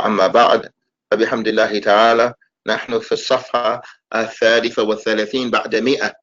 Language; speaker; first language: Arabic; non-native, fluent; English